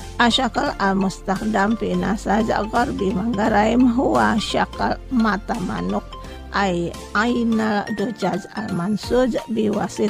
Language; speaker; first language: Arabic; non-native, learner; Indonesian